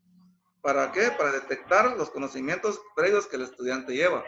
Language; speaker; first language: Spanish; native; Spanish